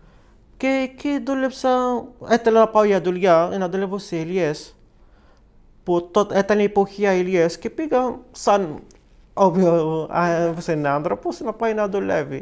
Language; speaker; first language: Greek; early bilingual, other home language; Arabic